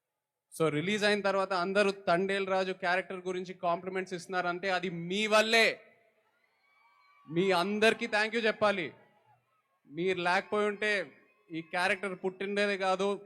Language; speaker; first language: Telugu; native; Telugu